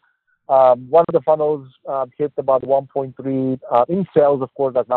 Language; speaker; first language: English; non-native, fluent; Romanian